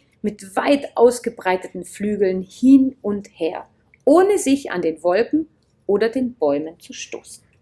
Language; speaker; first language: German; native; German